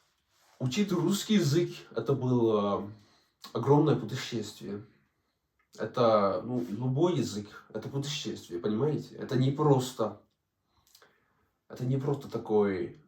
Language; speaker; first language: Russian; non-native, fluent; Danish